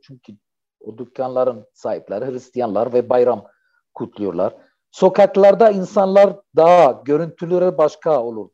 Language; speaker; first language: Turkish; non-native, fluent; Arabic